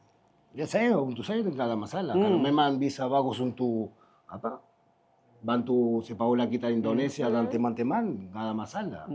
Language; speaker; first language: Indonesian; non-native, fluent; Spanish